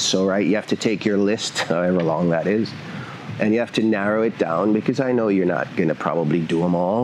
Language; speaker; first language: English; native; English